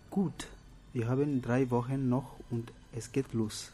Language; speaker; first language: German; non-native, learner; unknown